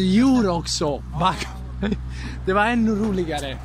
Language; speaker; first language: Swedish; non-native, fluent; Italian